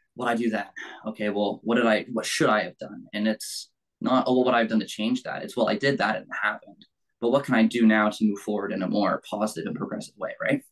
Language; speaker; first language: English; native; English